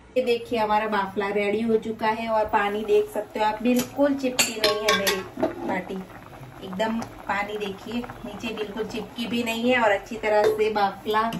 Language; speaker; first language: Hindi; non-native, local second language; Gujarati